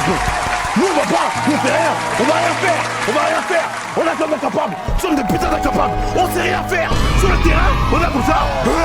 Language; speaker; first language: French; native; French